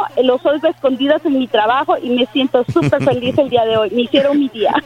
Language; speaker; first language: Spanish; native; Spanish